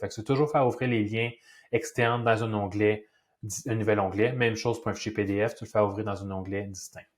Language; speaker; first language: French; native; French